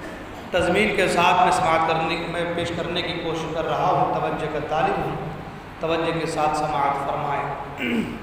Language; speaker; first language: Urdu; native; Urdu